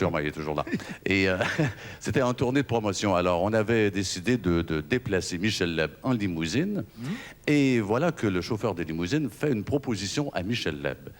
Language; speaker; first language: French; native; French